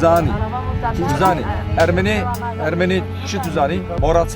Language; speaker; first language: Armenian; early bilingual, heritage; Armenian